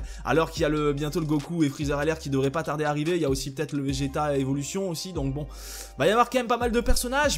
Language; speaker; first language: French; native; French